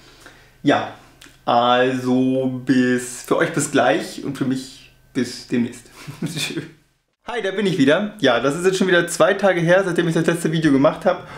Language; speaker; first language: German; native; German